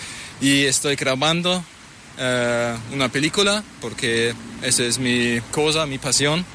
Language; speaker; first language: Spanish; non-native, fluent; German